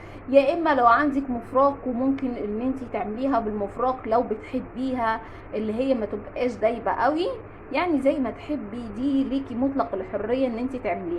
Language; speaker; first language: Arabic; native; Arabic